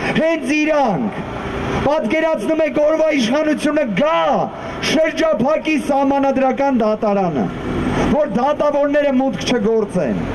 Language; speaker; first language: Armenian; native; Armenian